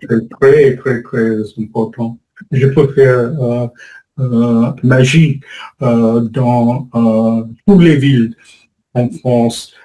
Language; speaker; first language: French; non-native, learner; English